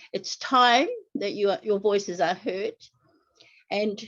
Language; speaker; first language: English; non-native, local second language; Māori